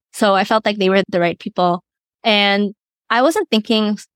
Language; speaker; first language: English; non-native, local second language; Filipino